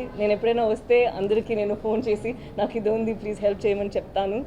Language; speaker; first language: Telugu; non-native, local second language; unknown